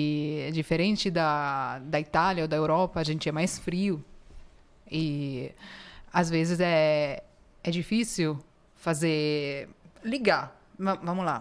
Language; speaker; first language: Portuguese; non-native, fluent; Italian